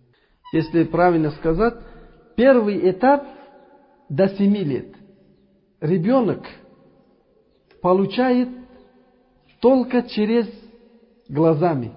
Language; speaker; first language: Russian; non-native, learner; Uzbek